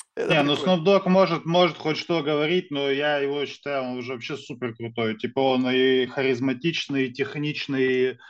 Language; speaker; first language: Russian; native; Russian